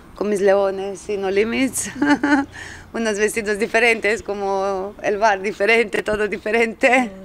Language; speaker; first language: Spanish; early bilingual, other home language; Romanian